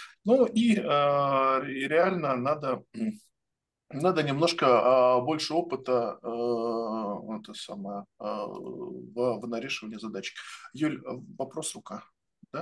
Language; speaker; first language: Russian; native; Russian